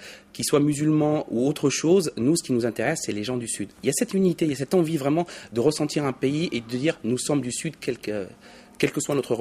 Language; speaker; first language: French; native; French